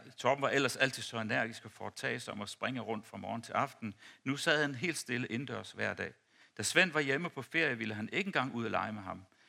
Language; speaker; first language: Danish; native; Danish